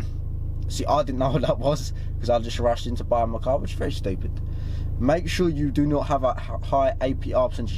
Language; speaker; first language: English; native; English